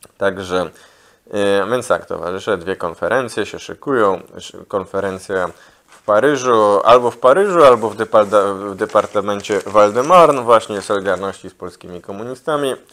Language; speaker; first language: Polish; early bilingual, heritage; Polish